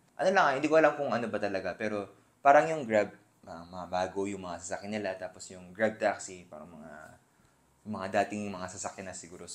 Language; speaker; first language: Filipino; non-native, fluent; Korean